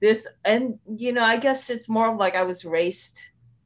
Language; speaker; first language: English; non-native, local second language; Filipino